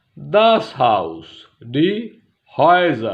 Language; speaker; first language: German; non-native, fluent; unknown